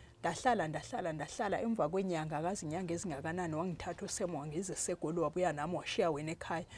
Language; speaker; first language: Zulu; non-native, local second language; Xhosa